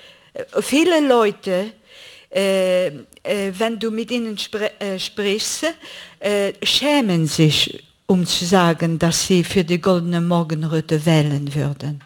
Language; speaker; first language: German; non-native, fluent; Greek